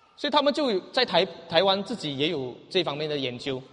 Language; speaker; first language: Chinese; native; Chinese